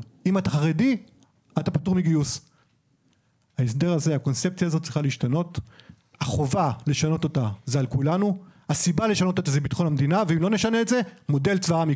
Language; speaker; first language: Hebrew; native; Hebrew